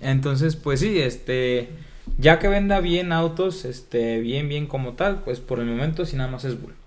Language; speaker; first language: Spanish; native; Spanish